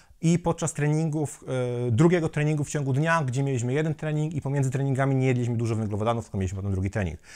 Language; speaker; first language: Polish; native; Polish